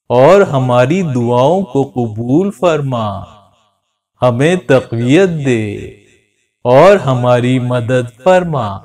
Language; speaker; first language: Urdu; native; Urdu